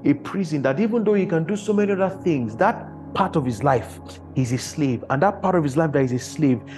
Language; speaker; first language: English; non-native, local second language; Yoruba